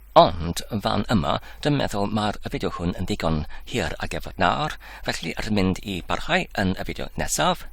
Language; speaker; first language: Welsh; non-native, learner; English